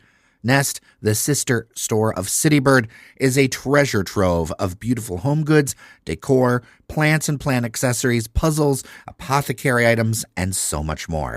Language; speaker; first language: English; native; English